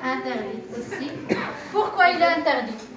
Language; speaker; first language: French; non-native, learner; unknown